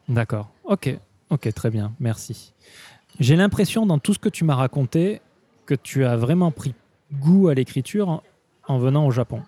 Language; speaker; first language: French; native; French